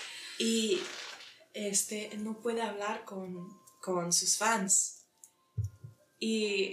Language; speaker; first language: Spanish; early bilingual, heritage; English